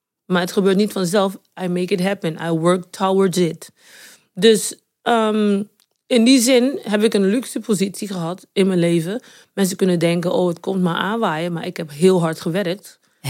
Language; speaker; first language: Dutch; native; Dutch